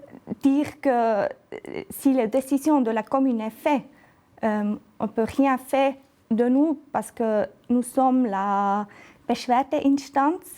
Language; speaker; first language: French; non-native, local second language; German